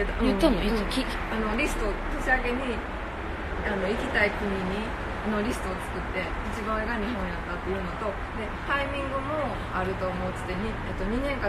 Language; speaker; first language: Japanese; native; Japanese